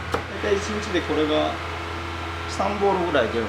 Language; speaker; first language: Japanese; native; Japanese